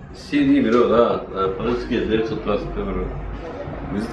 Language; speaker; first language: Russian; non-native, learner; Turkish